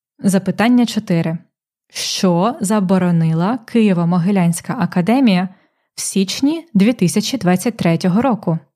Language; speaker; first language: Ukrainian; native; Ukrainian